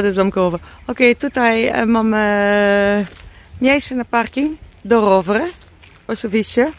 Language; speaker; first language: Polish; non-native, learner; Dutch